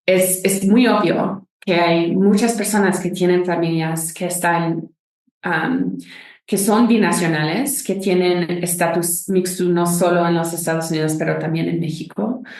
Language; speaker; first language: Spanish; non-native, fluent; English